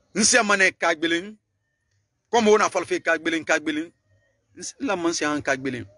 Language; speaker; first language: French; non-native, local second language; Susu